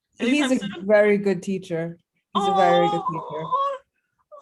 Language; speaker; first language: English; native; English